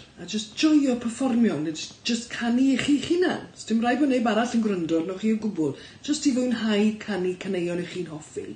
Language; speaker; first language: Welsh; native; Welsh